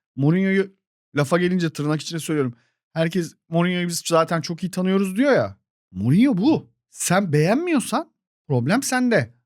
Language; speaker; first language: Turkish; native; Turkish